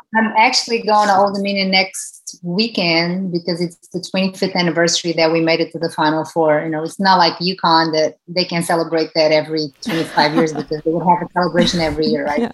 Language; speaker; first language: English; non-native, fluent; Portuguese